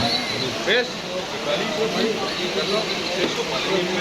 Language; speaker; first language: Indonesian; non-native, local second language; Javanese